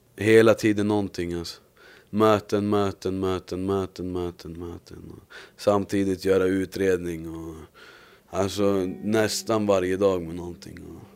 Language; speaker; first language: Swedish; native; Swedish